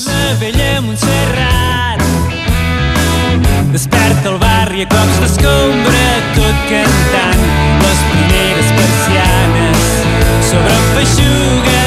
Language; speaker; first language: Catalan; native; Catalan